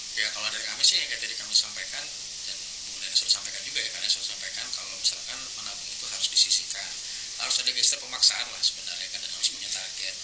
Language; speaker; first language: Indonesian; native; Indonesian